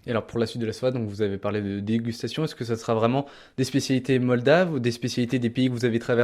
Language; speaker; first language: French; native; French